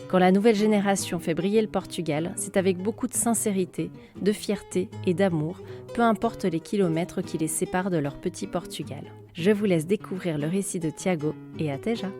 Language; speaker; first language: French; native; French